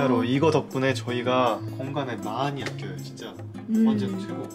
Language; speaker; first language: Korean; native; Korean